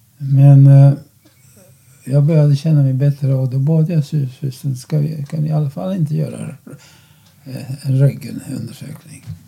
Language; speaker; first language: Swedish; non-native, fluent; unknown